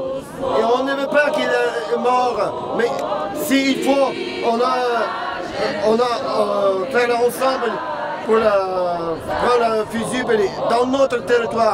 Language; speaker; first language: French; non-native, learner; Ukrainian